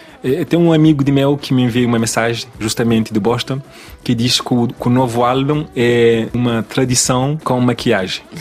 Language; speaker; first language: Portuguese; non-native, learner; Kabuverdianu